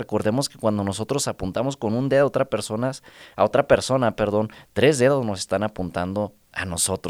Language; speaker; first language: Spanish; native; Spanish